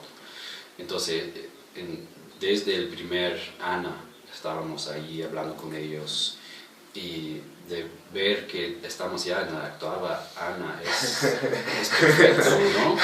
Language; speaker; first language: Spanish; non-native, fluent; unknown